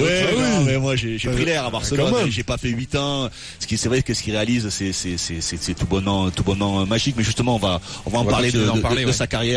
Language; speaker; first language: French; native; French